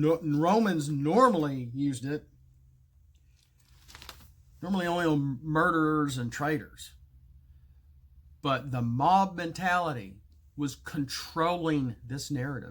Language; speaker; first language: English; native; English